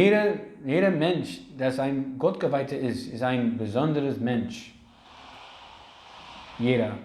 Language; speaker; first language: German; non-native, learner; English